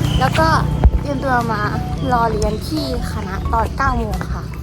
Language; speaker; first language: Thai; native; Thai